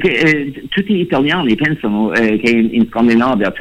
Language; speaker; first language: Italian; non-native, learner; Norwegian